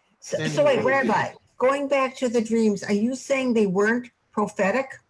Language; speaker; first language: English; native; English